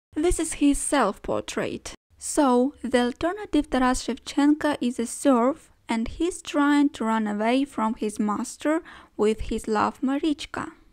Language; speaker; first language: English; non-native, fluent; Ukrainian